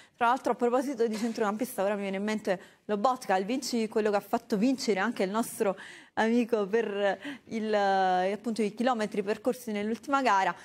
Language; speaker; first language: Italian; native; Italian